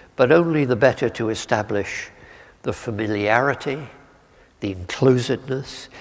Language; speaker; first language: English; native; English